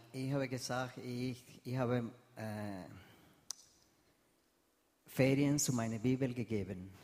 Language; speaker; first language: German; non-native, fluent; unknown